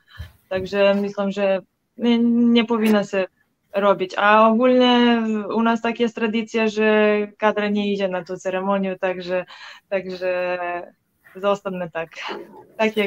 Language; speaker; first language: Polish; non-native, learner; Serbian